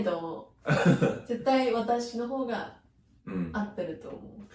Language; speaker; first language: Japanese; native; Japanese